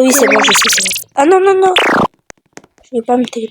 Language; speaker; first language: French; native; French